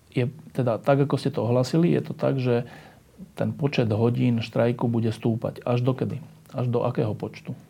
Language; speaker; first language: Slovak; native; Slovak